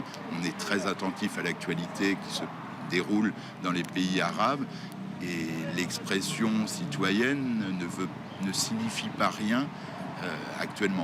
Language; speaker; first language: French; native; French